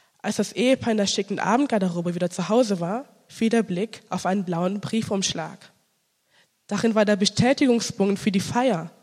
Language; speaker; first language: German; early bilingual, other home language; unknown